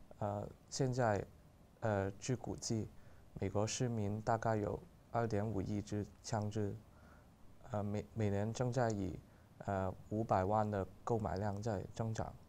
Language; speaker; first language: Chinese; non-native, local second language; Cantonese